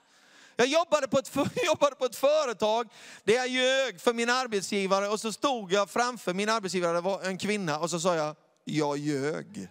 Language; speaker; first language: Swedish; native; Swedish